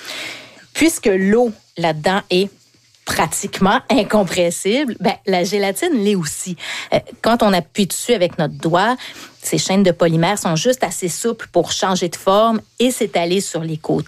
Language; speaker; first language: French; native; French